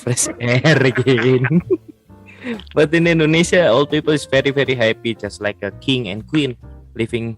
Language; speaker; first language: English; non-native, learner; Indonesian